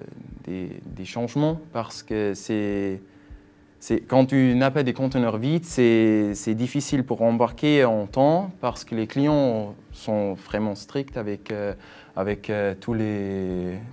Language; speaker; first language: French; non-native, fluent; Swiss German